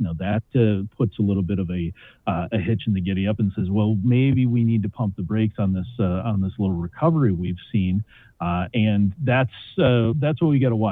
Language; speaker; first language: English; native; English